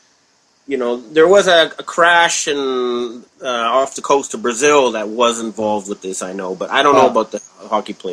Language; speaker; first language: English; native; English